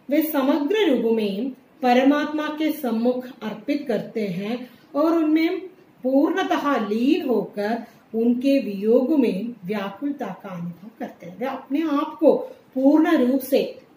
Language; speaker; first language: Hindi; non-native, local second language; Malayalam